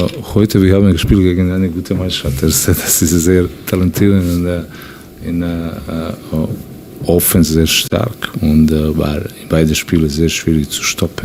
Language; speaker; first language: German; non-native, learner; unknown